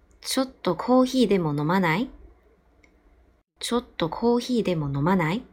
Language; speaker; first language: Japanese; non-native, fluent; Chinese